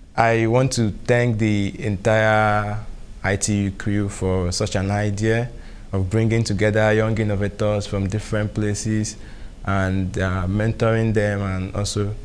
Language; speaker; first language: English; non-native, local second language; Igbo